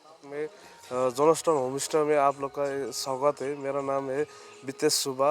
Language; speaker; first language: Hindi; non-native, local second language; Nepali